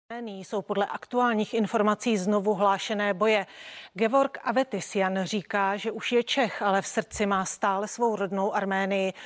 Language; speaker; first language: Czech; native; Czech